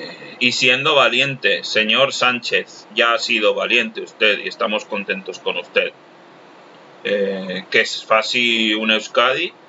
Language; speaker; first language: Spanish; non-native, local second language; Catalan